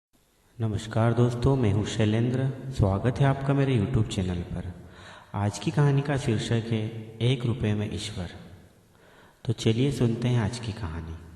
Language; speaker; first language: Hindi; native; Hindi